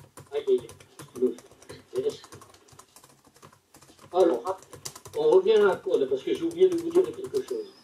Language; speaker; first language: French; native; French